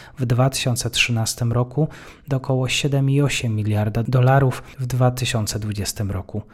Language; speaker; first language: Polish; native; Polish